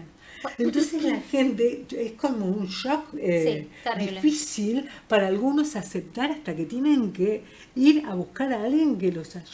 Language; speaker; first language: Spanish; native; Spanish